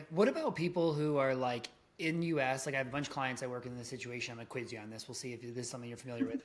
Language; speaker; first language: English; native; English